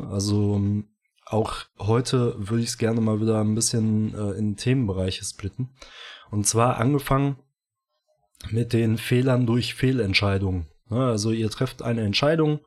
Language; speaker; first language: German; native; German